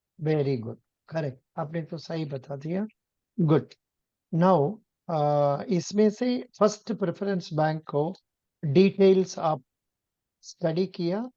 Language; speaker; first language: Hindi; non-native, local second language; Tamil